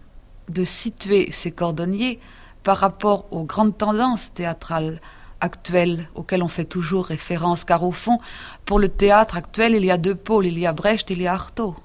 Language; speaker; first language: French; native; French